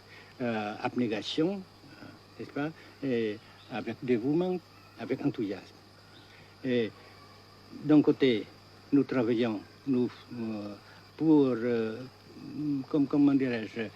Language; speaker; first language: French; non-native, local second language; Vietnamese